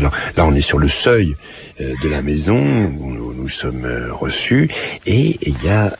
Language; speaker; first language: French; native; French